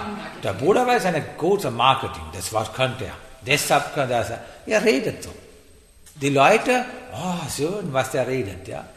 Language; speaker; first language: German; non-native, fluent; Sinhala